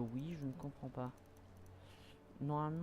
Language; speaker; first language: French; native; French